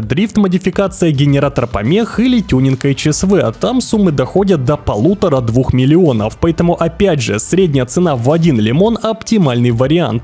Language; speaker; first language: Russian; native; Russian